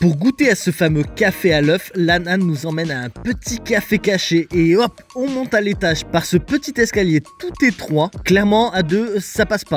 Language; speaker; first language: French; native; French